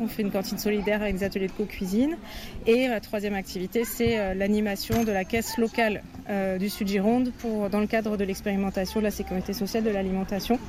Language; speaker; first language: French; native; French